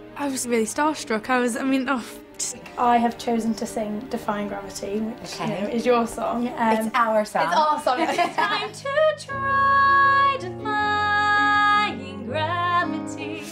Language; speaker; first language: English; native; English